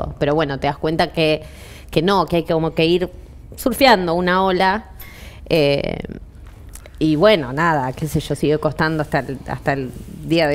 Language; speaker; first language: Spanish; native; Spanish